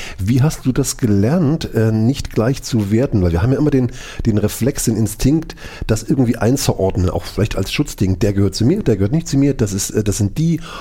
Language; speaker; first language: German; native; German